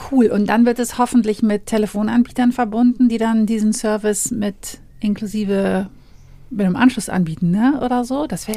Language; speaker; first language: German; native; German